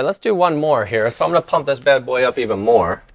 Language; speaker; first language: English; native; English